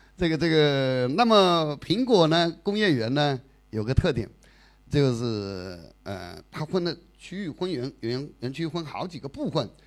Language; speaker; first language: Chinese; native; Chinese